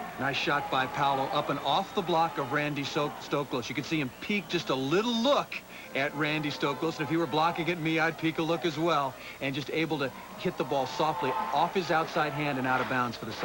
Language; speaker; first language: English; native; English